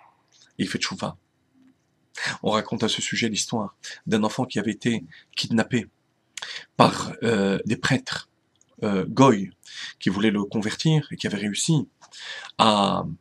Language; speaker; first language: French; native; French